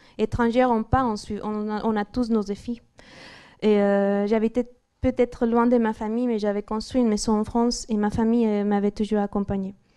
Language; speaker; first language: French; non-native, fluent; Spanish